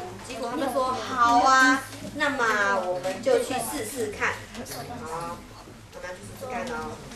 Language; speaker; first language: Chinese; native; Chinese